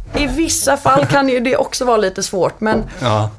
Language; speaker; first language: Swedish; native; Swedish